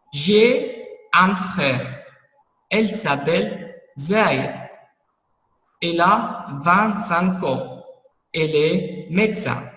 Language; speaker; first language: French; non-native, fluent; Arabic